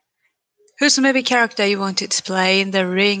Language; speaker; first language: English; non-native, learner; Japanese